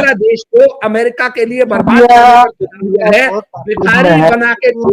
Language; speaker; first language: Hindi; native; Hindi